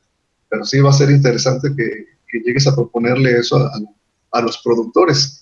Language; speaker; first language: Spanish; native; Spanish